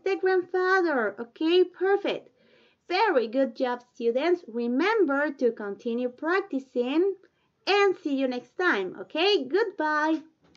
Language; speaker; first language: English; non-native, fluent; Spanish